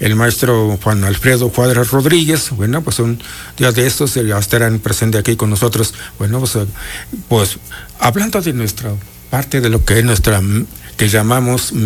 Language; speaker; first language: Spanish; non-native, local second language; Mixtepec Mixtec